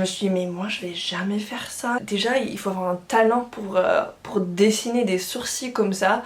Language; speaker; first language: French; non-native, fluent; English